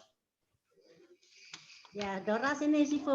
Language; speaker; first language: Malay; non-native, local second language; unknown